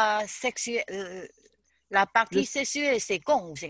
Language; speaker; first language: French; non-native, learner; Chinese